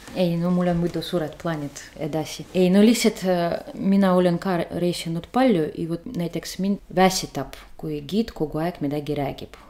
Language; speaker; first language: Estonian; non-native, learner; Russian